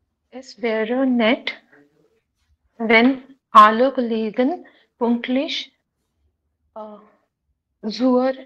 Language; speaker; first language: German; non-native, learner; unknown